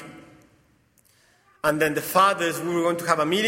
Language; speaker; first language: English; non-native, fluent; Spanish